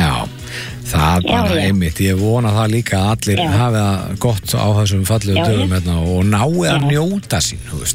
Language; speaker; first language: Icelandic; native; Icelandic